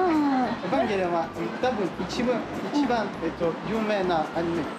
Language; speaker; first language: Japanese; non-native, learner; French